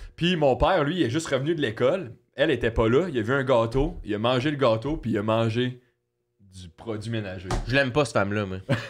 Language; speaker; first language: French; native; French